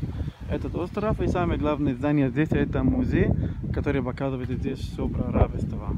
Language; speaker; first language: Russian; non-native, learner; Arabic